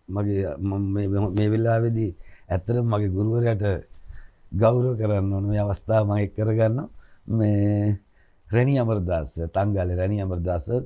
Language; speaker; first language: Sinhala; native; Sinhala